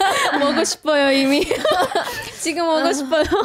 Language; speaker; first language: Korean; non-native, fluent; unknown